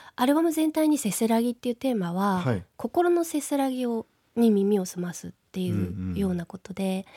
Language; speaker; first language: Japanese; native; Japanese